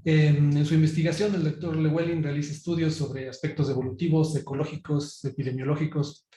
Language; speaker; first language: Spanish; native; Spanish